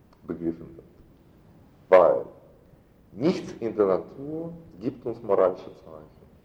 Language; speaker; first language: German; non-native, fluent; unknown